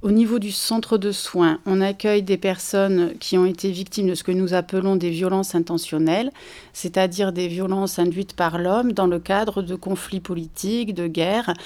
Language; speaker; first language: French; native; French